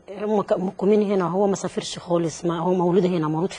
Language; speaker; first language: Arabic; native; Arabic